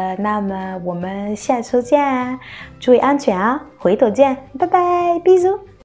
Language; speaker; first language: Chinese; non-native, fluent; French